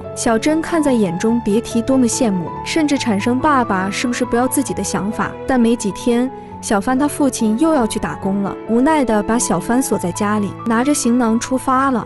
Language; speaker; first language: Chinese; native; Chinese